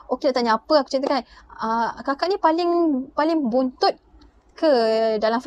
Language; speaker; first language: Malay; native; Malay